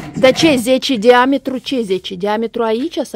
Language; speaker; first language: Romanian; non-native, learner; Russian